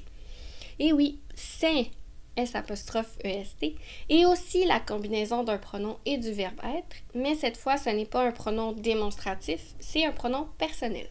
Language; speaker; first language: French; native; French